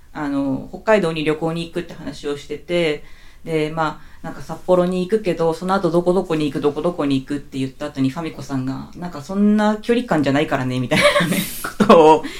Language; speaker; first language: Japanese; native; Japanese